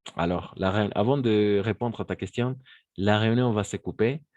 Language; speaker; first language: French; non-native, fluent; Spanish